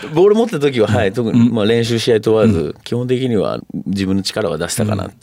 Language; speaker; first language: Japanese; native; Japanese